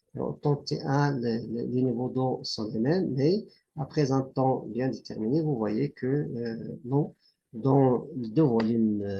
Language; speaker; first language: French; non-native, local second language; Arabic